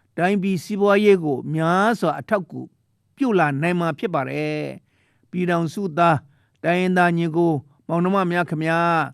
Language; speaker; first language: Burmese; non-native, local second language; Shan